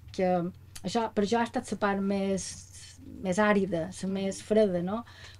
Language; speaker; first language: Catalan; native; Catalan